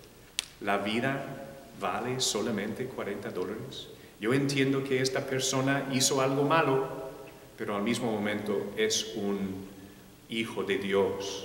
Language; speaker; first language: Spanish; non-native, fluent; English